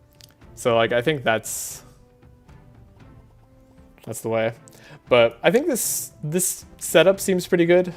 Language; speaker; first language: English; native; English